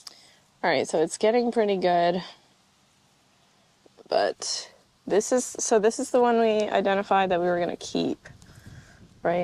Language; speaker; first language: English; native; English